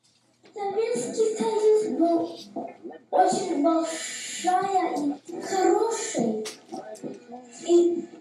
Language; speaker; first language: Russian; non-native, learner; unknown